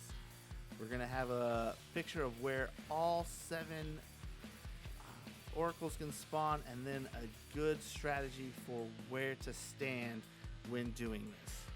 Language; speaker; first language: English; native; English